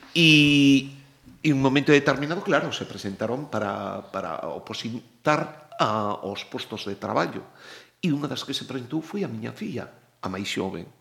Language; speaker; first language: Galician; native; Galician